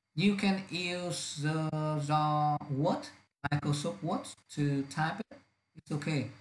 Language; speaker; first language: English; non-native, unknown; Vietnamese